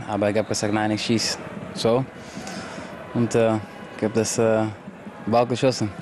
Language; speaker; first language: German; non-native, learner; Dutch